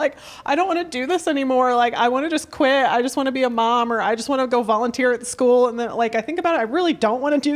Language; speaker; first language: English; native; English